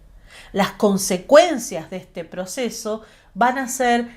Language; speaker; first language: Spanish; native; Spanish